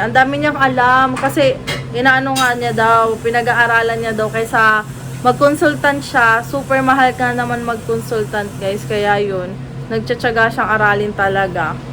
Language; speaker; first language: Filipino; native; Filipino